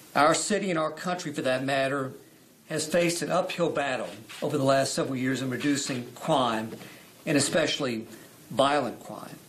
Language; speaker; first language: English; native; English